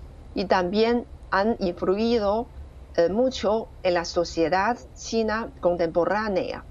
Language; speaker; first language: Spanish; non-native, fluent; Chinese